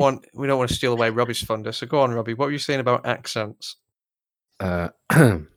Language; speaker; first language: English; native; English